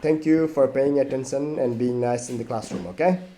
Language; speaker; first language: English; non-native, local second language; Nepali